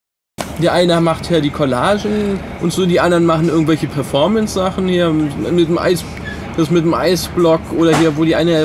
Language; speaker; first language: German; native; German